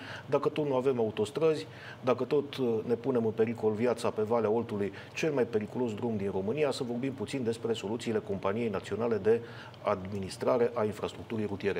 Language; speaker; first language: Romanian; native; Romanian